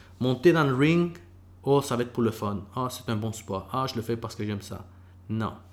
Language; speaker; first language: French; early bilingual, other home language; Spanish